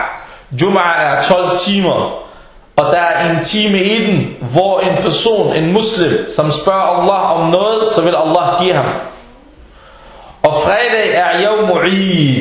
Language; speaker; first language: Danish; non-native, fluent; Arabic